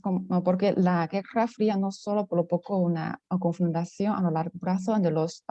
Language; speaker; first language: Spanish; non-native, fluent; Chinese